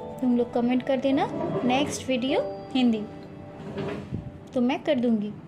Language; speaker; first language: Hindi; non-native, local second language; Bangla